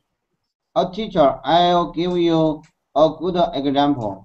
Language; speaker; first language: English; non-native, learner; Chinese